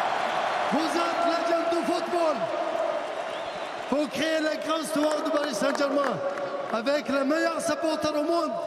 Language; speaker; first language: French; non-native, learner; Arabic